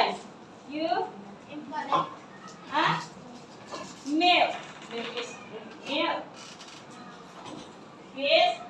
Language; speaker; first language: English; non-native, learner; Indonesian